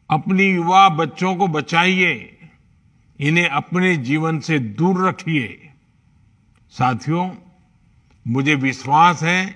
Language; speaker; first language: Hindi; non-native, local second language; Gujarati